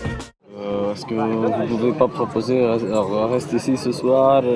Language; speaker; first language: French; non-native, local second language; Arabic